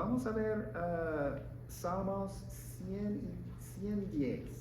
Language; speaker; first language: Spanish; non-native, learner; English